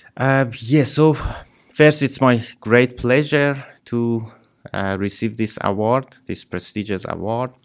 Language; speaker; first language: English; non-native, fluent; Persian